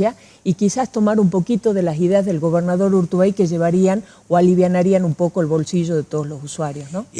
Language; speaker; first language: Spanish; native; Spanish